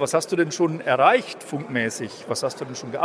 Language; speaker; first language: German; native; German